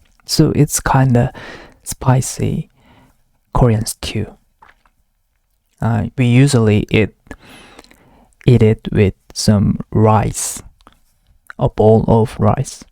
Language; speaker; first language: English; non-native, learner; Korean